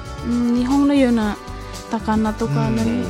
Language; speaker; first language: Japanese; non-native, learner; Indonesian